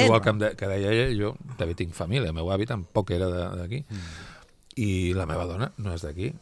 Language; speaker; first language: Catalan; native; Catalan